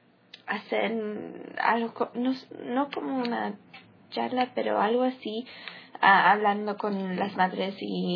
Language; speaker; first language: Spanish; early bilingual, heritage; English